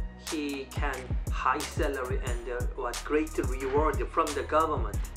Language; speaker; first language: English; non-native, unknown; Korean